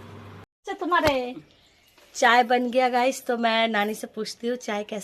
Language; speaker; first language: Hindi; non-native, local second language; Bangla